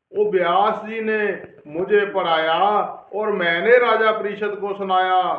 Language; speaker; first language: Hindi; non-native, local second language; Punjabi